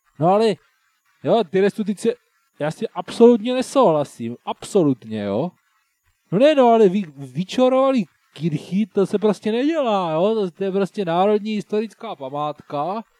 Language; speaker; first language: Czech; native; Czech